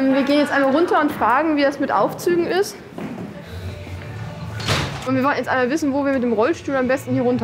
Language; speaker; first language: German; native; German